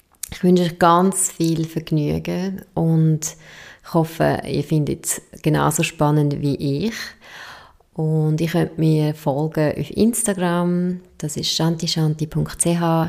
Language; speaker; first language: German; native; German